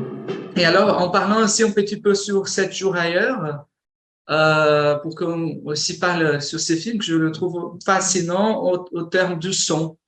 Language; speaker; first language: French; non-native, fluent; Portuguese